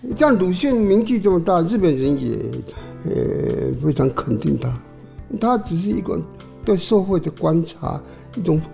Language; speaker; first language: Chinese; non-native, local second language; Min Nan Chinese